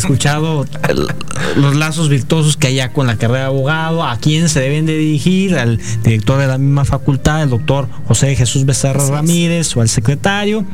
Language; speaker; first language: Spanish; native; Spanish